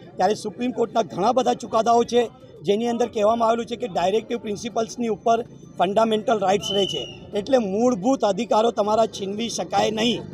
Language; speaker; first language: Gujarati; native; Gujarati